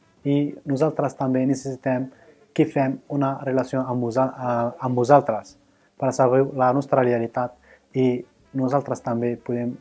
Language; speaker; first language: Catalan; non-native, learner; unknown